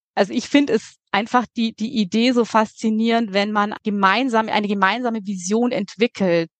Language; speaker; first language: German; native; German